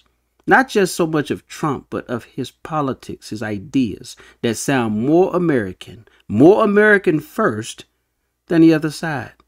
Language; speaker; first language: English; native; English